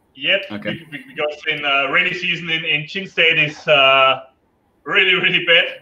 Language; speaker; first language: English; non-native, fluent; German